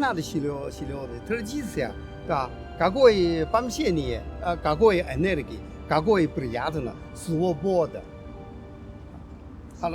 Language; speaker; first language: Russian; non-native, learner; Chinese